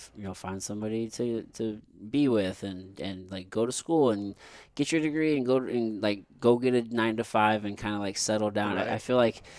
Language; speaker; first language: English; native; English